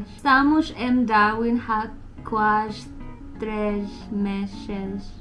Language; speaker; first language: Portuguese; non-native, learner; Nepali